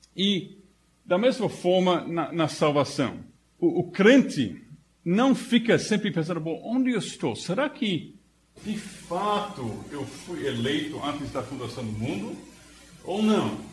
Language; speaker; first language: Portuguese; non-native, fluent; English